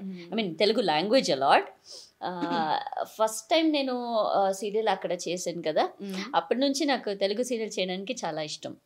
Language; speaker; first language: Telugu; non-native, learner; Malayalam